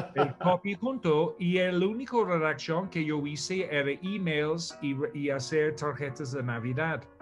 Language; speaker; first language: Spanish; non-native, fluent; English